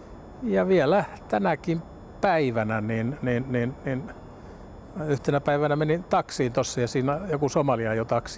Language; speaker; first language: Finnish; native; Finnish